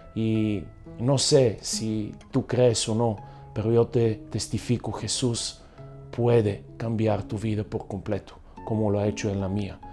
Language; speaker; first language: Spanish; non-native, fluent; Bulgarian